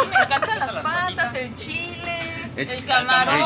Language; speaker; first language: Spanish; native; Spanish